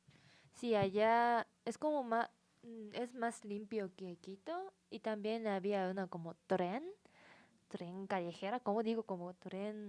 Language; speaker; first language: Spanish; non-native, learner; Japanese